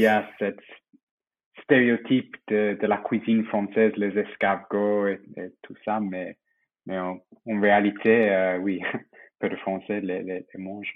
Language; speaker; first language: French; non-native, fluent; English